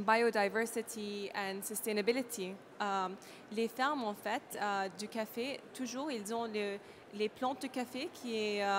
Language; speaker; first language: French; non-native, learner; Arabic